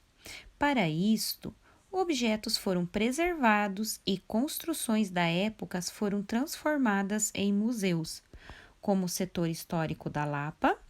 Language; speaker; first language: Portuguese; native; Portuguese